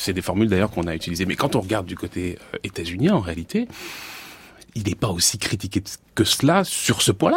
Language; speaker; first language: French; native; French